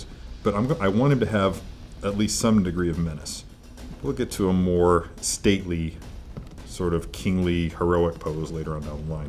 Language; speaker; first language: English; native; English